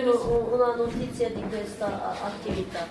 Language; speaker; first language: Italian; non-native, learner; Turkish